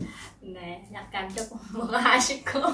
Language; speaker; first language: Korean; non-native, fluent; Khmer